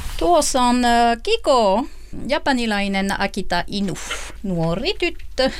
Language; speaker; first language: Finnish; non-native, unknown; French